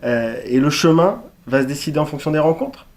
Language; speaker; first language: French; native; French